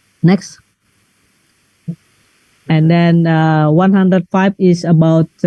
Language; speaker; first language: English; non-native, learner; Indonesian